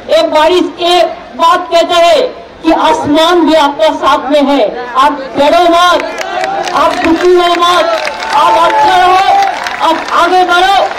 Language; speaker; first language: Hindi; non-native, local second language; Bangla